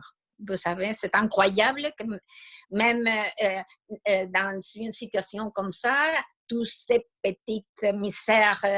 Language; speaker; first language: French; non-native, fluent; Spanish